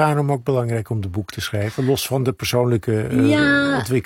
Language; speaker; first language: Dutch; native; Dutch